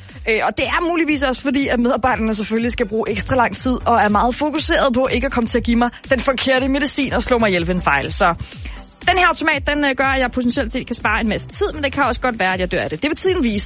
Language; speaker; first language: Danish; native; Danish